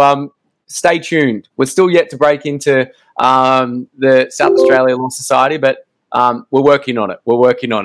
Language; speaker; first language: English; native; English